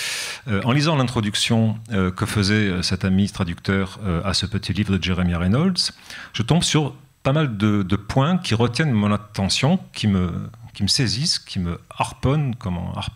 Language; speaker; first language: French; native; French